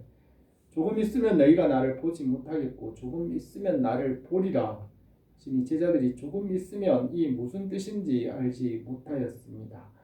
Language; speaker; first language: Korean; native; Korean